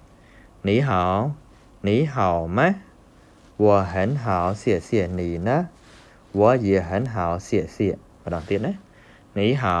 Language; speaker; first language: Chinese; non-native, fluent; Khmer